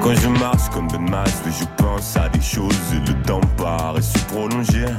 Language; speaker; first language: French; native; French